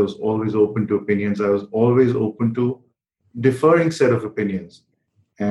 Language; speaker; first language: English; non-native, local second language; Hindi